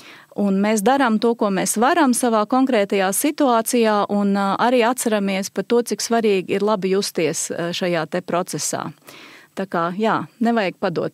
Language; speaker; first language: Latvian; native; Latvian